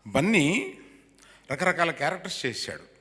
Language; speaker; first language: Telugu; native; Telugu